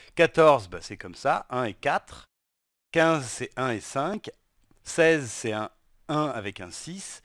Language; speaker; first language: French; native; French